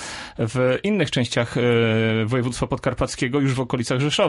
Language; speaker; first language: Polish; native; Polish